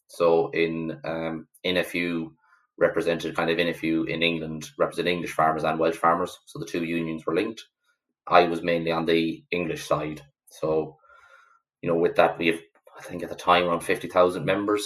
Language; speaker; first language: English; native; English